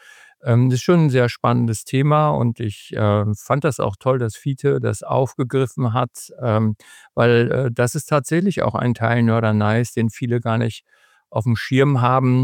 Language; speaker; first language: German; native; German